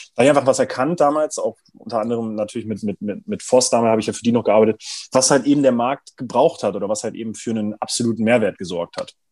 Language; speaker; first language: German; native; German